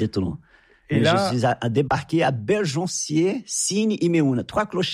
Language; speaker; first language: French; non-native, fluent; Portuguese